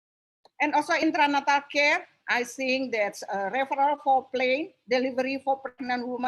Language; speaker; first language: English; non-native, local second language; Indonesian